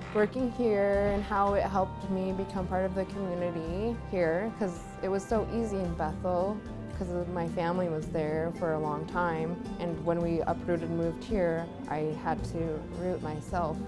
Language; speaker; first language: English; native; English